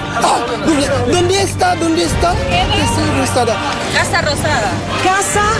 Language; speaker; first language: Spanish; non-native, learner; French